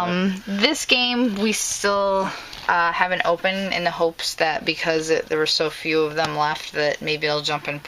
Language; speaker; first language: English; native; English